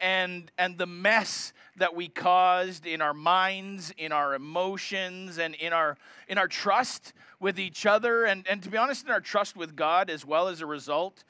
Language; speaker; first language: English; native; English